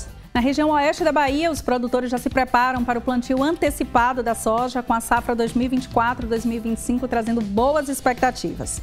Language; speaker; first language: Portuguese; native; Portuguese